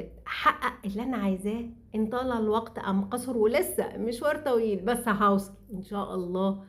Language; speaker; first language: Arabic; native; Arabic